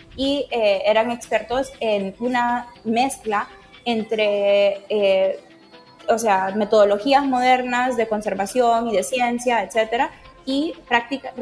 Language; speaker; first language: Spanish; native; Spanish